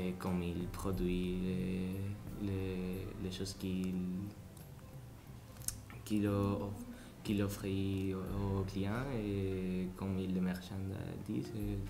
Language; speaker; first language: French; non-native, learner; Spanish